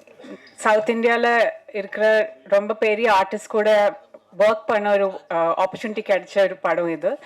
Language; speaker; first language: Tamil; non-native, fluent; Malayalam